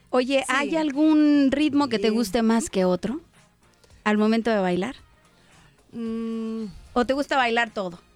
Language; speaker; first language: Spanish; native; Spanish